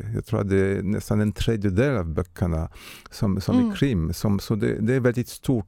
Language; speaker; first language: Swedish; non-native, fluent; French